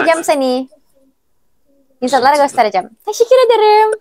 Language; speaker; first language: Turkish; non-native, learner; Indonesian